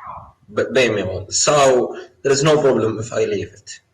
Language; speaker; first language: English; non-native, learner; Arabic